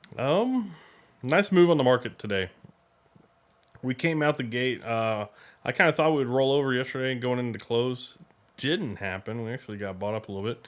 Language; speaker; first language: English; native; English